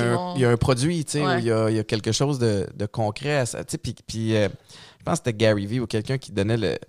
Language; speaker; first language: French; native; French